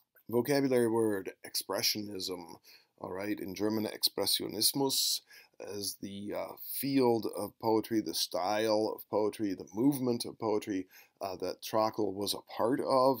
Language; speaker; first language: English; native; English